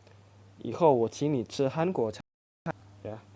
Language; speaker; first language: Chinese; non-native, fluent; Indonesian